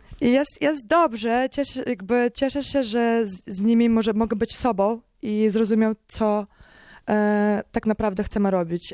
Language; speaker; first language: Polish; non-native, learner; Ukrainian